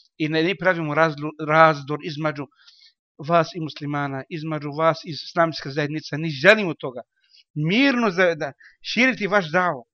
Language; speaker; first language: Bosnian; non-native, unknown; Arabic